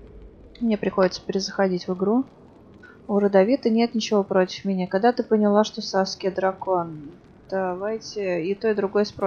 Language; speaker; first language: Russian; native; Russian